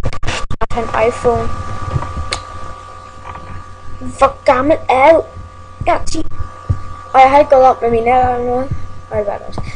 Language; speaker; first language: Danish; early bilingual, other home language; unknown